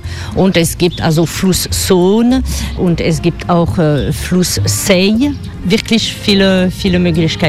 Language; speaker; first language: German; non-native, fluent; French